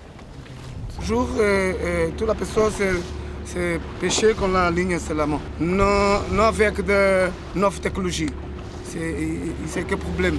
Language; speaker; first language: French; non-native, learner; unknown